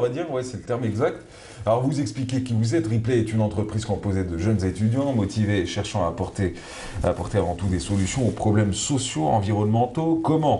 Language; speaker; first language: French; non-native, local second language; Arabic